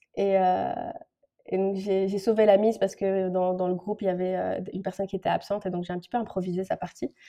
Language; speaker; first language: French; non-native, local second language; Arabic